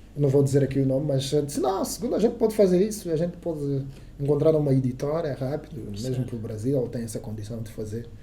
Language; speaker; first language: Portuguese; non-native, local second language; Kongo